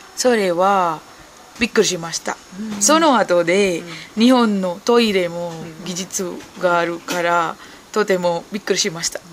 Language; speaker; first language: Japanese; non-native, learner; Sinhala